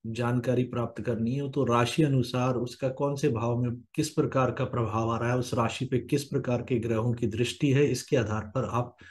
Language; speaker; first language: Hindi; native; Hindi